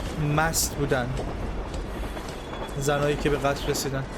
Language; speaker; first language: Persian; native; Persian